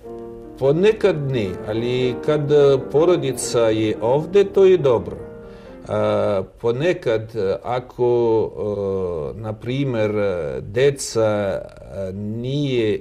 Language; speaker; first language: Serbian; non-native, learner; Russian